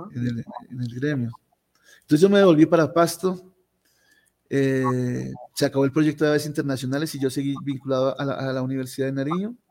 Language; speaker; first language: Spanish; native; Spanish